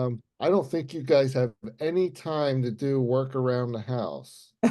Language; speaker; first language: English; native; English